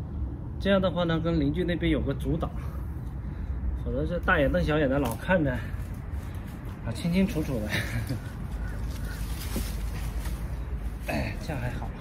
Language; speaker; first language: Chinese; native; Chinese